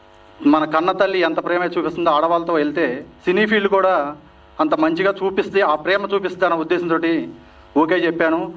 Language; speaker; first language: Telugu; native; Telugu